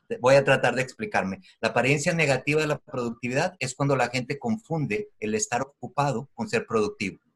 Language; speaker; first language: Spanish; native; Spanish